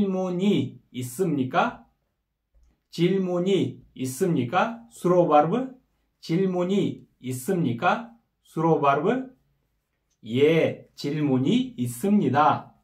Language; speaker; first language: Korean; non-native, fluent; Kyrgyz